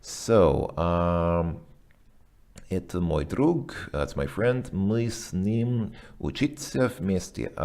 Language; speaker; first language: Russian; non-native, fluent; English